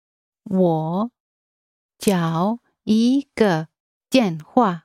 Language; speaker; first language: Chinese; non-native, learner; English